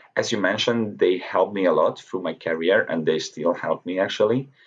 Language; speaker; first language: English; non-native, fluent; Hungarian